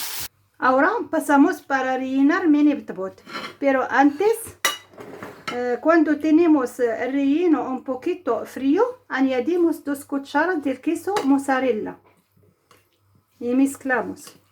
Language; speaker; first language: Spanish; non-native, fluent; Arabic